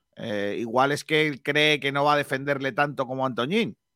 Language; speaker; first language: Spanish; native; Spanish